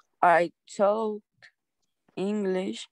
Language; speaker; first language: English; non-native, learner; Spanish